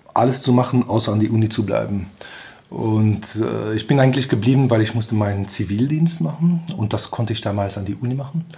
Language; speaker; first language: German; non-native, fluent; French